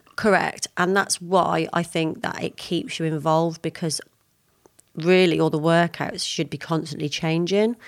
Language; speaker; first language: English; native; English